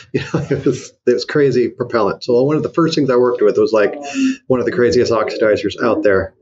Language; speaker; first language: English; native; English